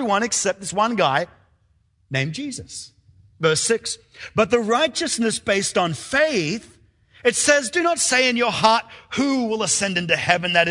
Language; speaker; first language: English; native; English